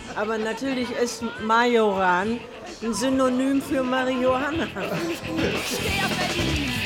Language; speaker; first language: German; native; German